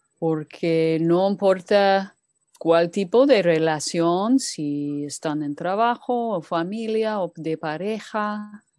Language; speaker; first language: Spanish; non-native, fluent; English